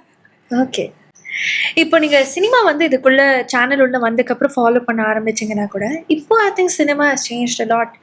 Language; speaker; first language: Tamil; native; Tamil